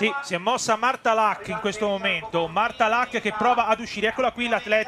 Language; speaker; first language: Italian; native; Italian